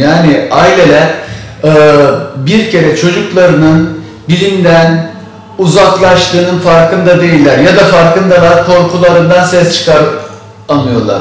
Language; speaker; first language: Turkish; native; Turkish